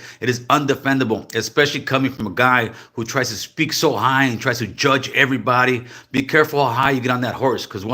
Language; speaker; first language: English; native; English